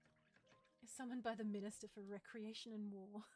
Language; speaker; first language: English; native; English